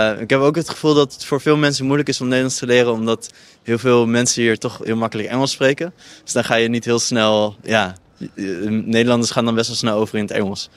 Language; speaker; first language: Dutch; native; Dutch